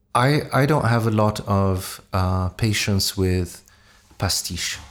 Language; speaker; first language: English; non-native, fluent; Arabic